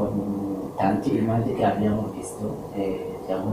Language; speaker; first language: Italian; non-native, learner; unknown